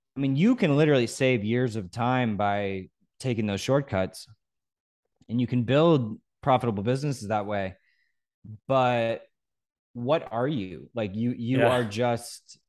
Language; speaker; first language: English; native; English